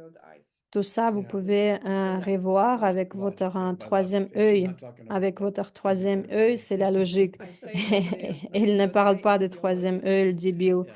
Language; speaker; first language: French; non-native, fluent; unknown